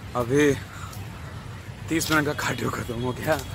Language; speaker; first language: Hindi; non-native, local second language; Odia